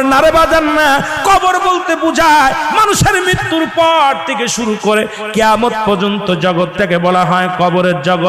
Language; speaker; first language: Bangla; native; Bangla